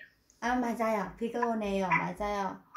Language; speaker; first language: Korean; non-native, fluent; Vietnamese